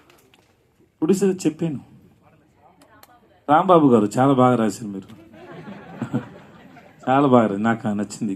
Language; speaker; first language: Telugu; non-native, learner; Tamil